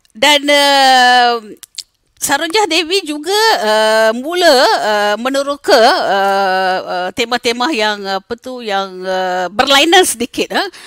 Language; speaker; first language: Malay; non-native, local second language; Tamil